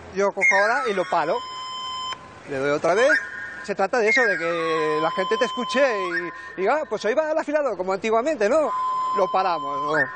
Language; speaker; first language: Spanish; native; Spanish